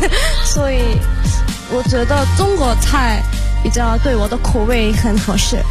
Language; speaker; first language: Chinese; non-native, learner; Korean